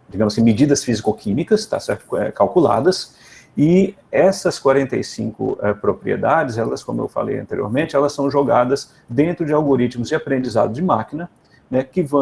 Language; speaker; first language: Portuguese; native; Portuguese